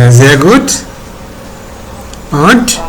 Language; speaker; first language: German; non-native, fluent; Hindi